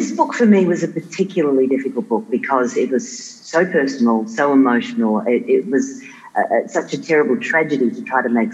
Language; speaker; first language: English; native; English